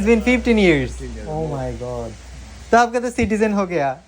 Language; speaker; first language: Hindi; non-native, learner; Bangla